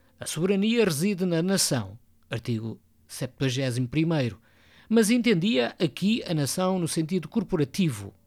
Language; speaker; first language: Portuguese; native; Portuguese